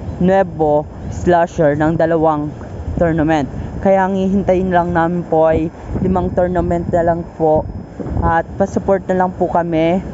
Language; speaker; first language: Filipino; non-native, local second language; Bikol